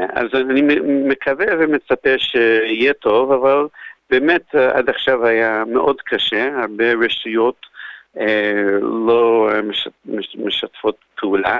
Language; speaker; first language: Hebrew; non-native, fluent; English